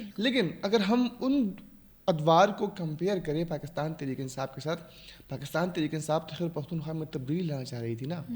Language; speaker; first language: Urdu; non-native, local second language; Pashto